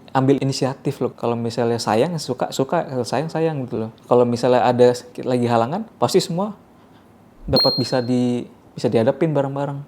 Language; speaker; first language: Indonesian; native; Indonesian